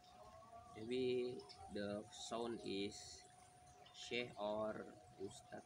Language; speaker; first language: English; non-native, learner; Indonesian